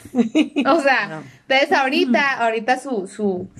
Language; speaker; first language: Spanish; early bilingual, heritage; Spanish